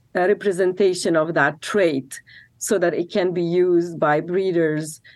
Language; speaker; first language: English; non-native, fluent; Arabic